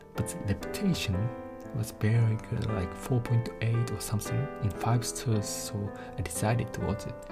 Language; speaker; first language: English; non-native, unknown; Japanese